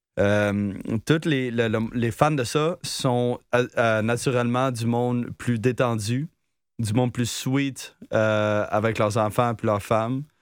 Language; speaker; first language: French; native; French